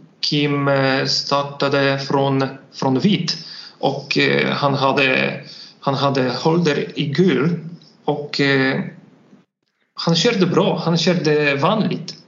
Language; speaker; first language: Swedish; non-native, learner; Polish